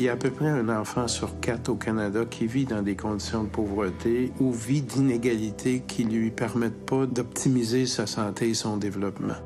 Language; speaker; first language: French; native; French